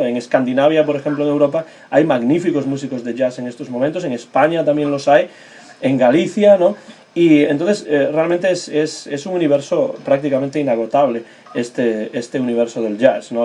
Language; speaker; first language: Spanish; native; Spanish